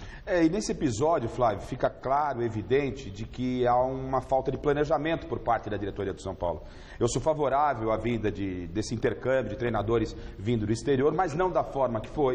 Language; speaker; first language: Portuguese; native; Portuguese